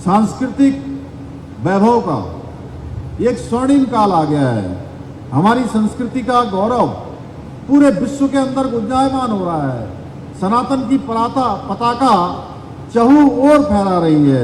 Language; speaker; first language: Hindi; native; Hindi